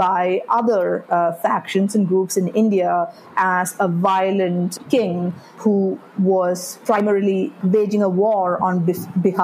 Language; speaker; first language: English; non-native, local second language; Malayalam